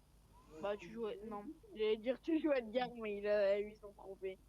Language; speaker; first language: French; native; French